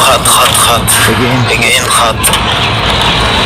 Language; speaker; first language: English; non-native, learner; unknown